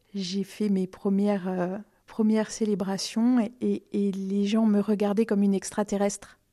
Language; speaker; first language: French; native; French